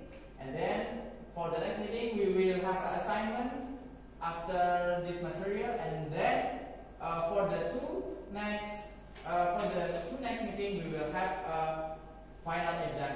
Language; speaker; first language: English; non-native, fluent; Indonesian